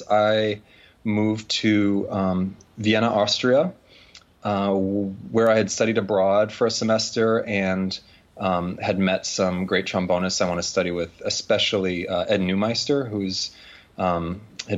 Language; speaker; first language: English; native; English